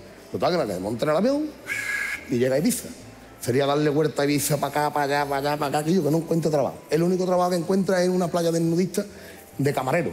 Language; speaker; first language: Spanish; native; Spanish